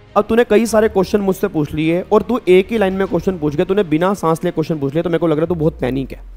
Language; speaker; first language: Hindi; native; Hindi